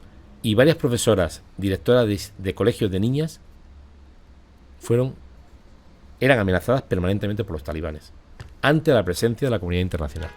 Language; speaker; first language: Spanish; native; Spanish